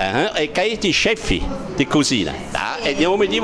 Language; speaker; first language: Portuguese; non-native, learner; German